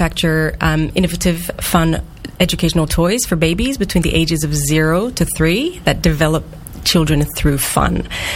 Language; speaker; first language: English; non-native, fluent; French